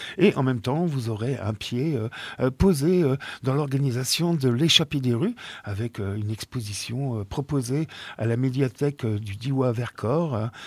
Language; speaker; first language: French; native; French